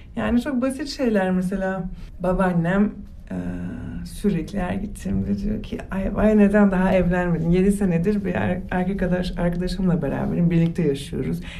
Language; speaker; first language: Turkish; early bilingual, heritage; Turkish